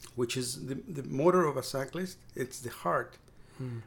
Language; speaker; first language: English; non-native, fluent; Spanish